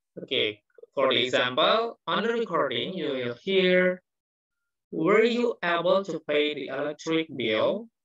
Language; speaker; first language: English; non-native, fluent; Indonesian